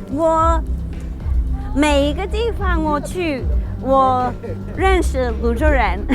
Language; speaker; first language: Chinese; non-native, learner; English